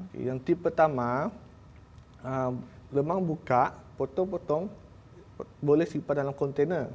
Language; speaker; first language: Malay; native; Malay